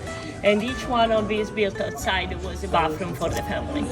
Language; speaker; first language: English; non-native, fluent; Italian